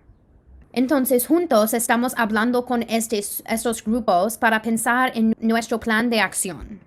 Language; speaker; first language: Spanish; non-native, fluent; English